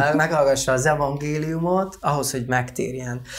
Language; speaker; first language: Hungarian; non-native, local second language; Romany